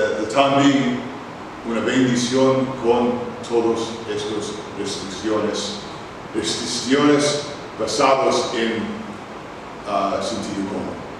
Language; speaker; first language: Spanish; non-native, learner; English